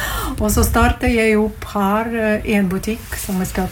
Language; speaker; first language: Norwegian; non-native, learner; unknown